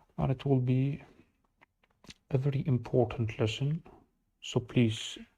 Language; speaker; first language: English; non-native, fluent; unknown